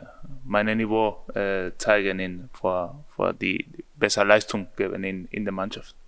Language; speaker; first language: German; non-native, learner; Spanish